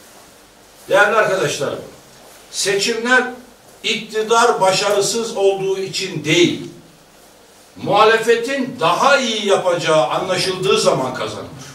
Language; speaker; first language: Turkish; native; Turkish